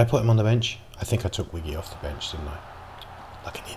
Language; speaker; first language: English; native; English